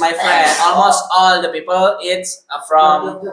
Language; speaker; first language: English; non-native, learner; Indonesian